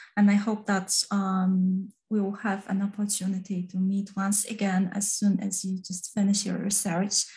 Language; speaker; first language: English; non-native, fluent; Polish